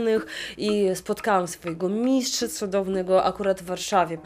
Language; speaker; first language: Polish; non-native, fluent; Russian